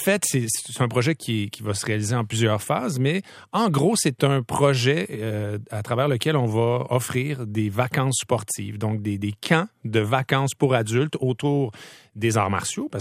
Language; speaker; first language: French; native; French